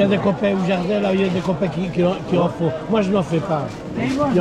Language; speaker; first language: French; non-native, fluent; Spanish